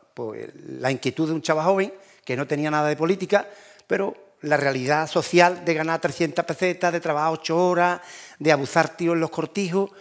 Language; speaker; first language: Spanish; native; Spanish